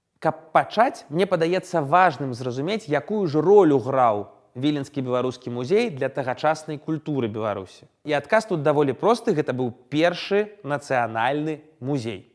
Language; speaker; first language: Belarusian; non-native, local second language; Russian